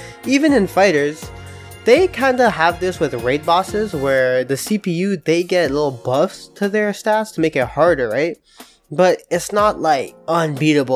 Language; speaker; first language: English; native; English